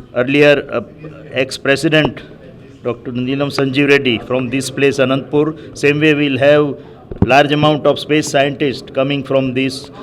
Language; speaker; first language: English; non-native, local second language; Gujarati